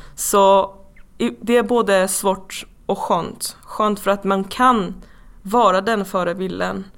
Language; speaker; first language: Swedish; non-native, fluent; Persian